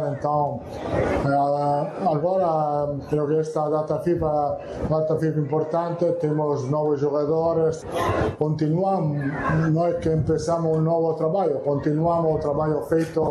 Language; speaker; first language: Portuguese; non-native, fluent; Italian